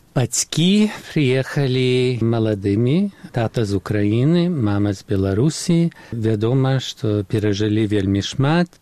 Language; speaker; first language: Belarusian; early bilingual, heritage; Belarusian